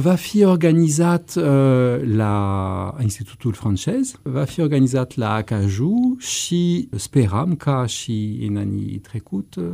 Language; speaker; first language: Romanian; non-native, fluent; French